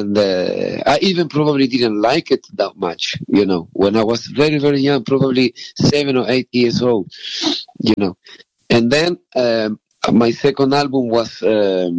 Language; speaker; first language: English; non-native, fluent; Spanish